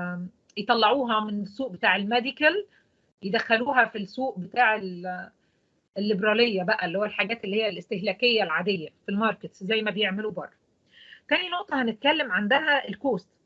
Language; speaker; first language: Arabic; native; Arabic